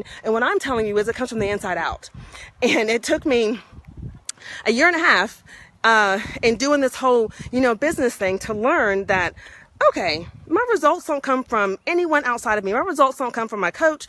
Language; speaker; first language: English; native; English